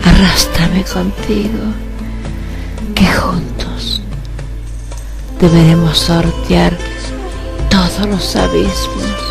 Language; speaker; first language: Spanish; native; Spanish